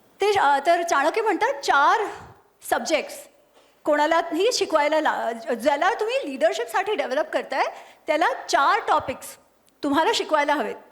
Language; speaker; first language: Marathi; non-native, local second language; Gujarati